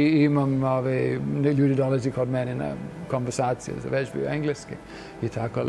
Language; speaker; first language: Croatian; non-native, fluent; English